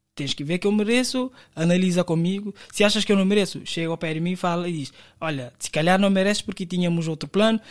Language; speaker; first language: Portuguese; non-native, local second language; Kabuverdianu